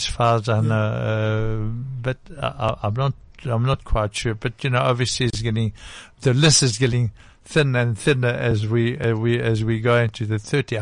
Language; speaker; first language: English; non-native, fluent; French